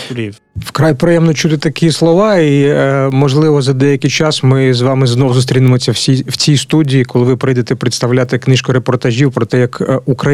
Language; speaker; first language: Ukrainian; native; Ukrainian